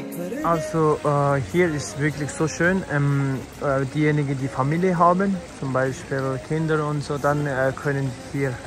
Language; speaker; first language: German; non-native, learner; Tibetan